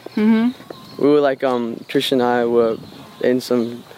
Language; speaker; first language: English; native; English